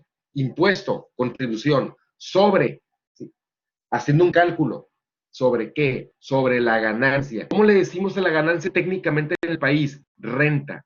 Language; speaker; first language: Spanish; native; Spanish